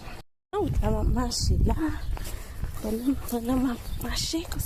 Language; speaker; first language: French; non-native, learner; Haitian Creole